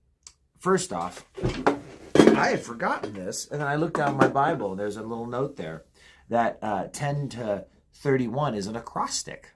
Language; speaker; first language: English; native; English